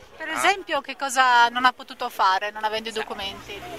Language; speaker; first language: Italian; native; Italian